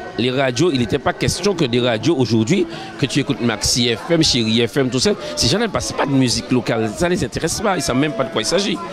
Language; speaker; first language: French; native; French